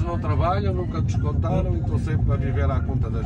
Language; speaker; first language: Portuguese; native; Portuguese